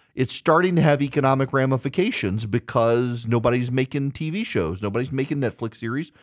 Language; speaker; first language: English; native; English